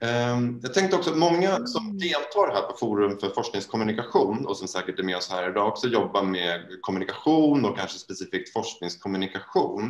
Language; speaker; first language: Swedish; native; Swedish